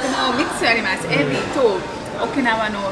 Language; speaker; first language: Japanese; non-native, learner; English